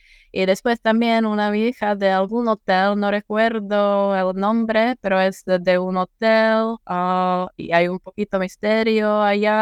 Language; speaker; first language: Spanish; non-native, fluent; Czech